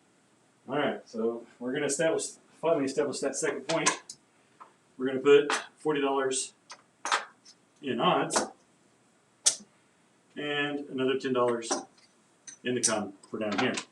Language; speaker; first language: English; native; English